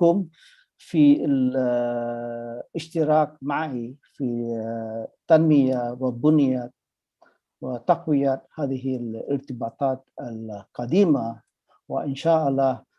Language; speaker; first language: Arabic; non-native, fluent; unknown